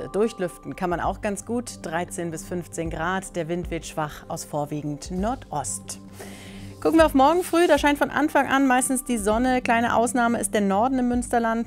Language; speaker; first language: German; native; German